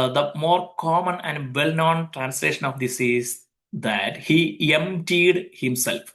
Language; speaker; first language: English; non-native, local second language; Malayalam